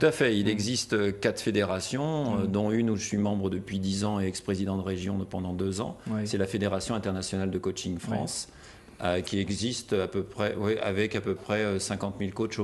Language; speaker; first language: French; native; French